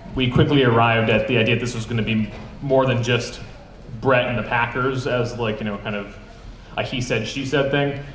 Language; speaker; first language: English; native; English